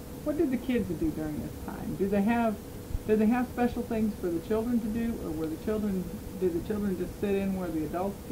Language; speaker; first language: English; native; English